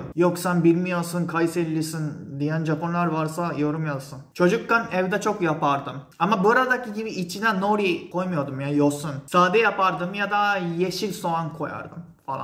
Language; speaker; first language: Turkish; non-native, fluent; Japanese